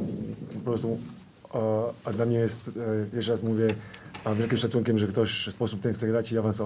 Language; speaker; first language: Polish; non-native, fluent; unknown